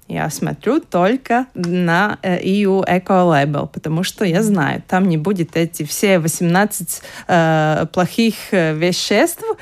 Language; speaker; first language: Russian; non-native, local second language; Latvian